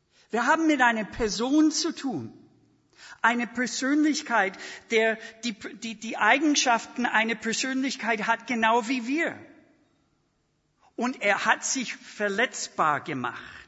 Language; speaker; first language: German; non-native, fluent; English